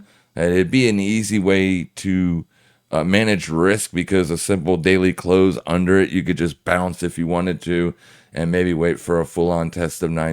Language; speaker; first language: English; native; English